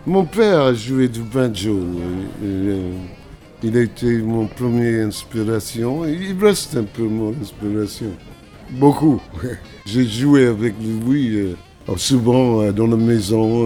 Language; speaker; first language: French; non-native, fluent; English